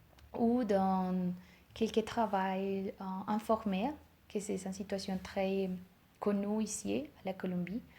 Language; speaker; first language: French; non-native, learner; Spanish